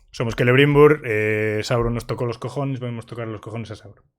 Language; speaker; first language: Spanish; non-native, local second language; Galician